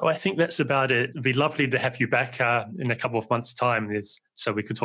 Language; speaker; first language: English; native; English